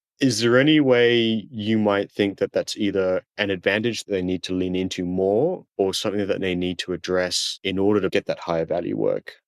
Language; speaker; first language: English; native; English